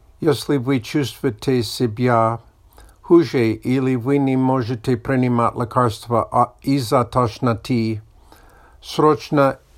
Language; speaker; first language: Russian; non-native, learner; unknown